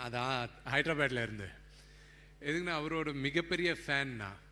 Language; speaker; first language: Tamil; non-native, fluent; Telugu